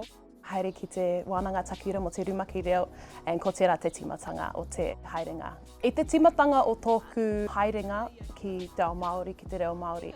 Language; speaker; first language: Māori; non-native, local second language; English